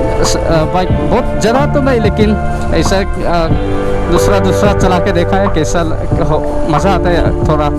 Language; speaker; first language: Hindi; non-native, local second language; Mizo